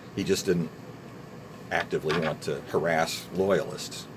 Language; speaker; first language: English; native; English